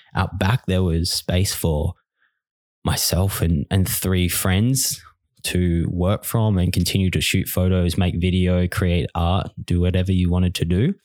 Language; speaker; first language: English; native; English